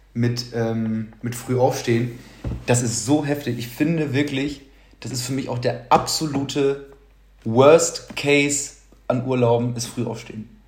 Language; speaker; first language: German; native; German